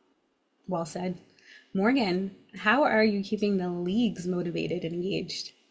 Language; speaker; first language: English; native; English